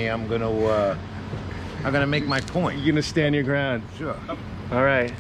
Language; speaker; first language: English; native; English